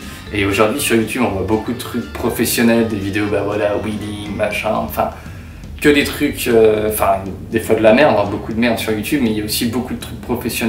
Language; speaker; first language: French; native; French